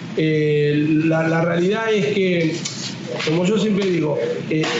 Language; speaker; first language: Spanish; native; Spanish